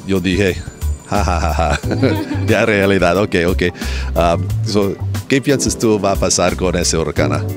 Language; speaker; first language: Spanish; non-native, learner; English